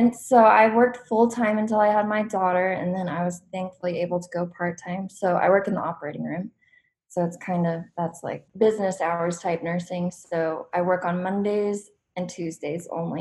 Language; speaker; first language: English; native; English